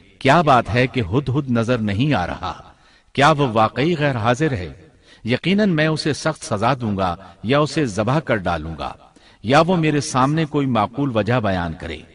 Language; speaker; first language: Urdu; native; Urdu